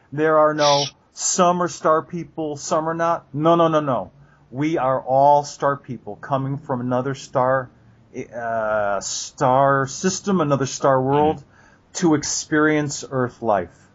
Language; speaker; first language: English; native; English